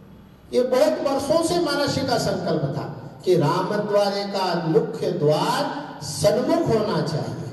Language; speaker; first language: Hindi; native; Hindi